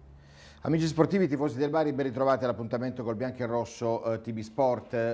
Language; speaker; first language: Italian; native; Italian